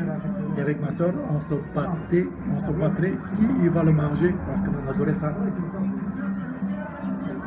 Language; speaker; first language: French; non-native, fluent; Bulgarian